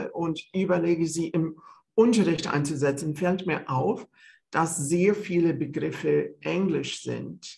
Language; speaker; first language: German; non-native, fluent; English